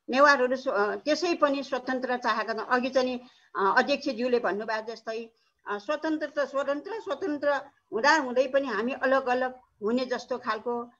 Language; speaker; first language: Nepali; non-native, local second language; Newari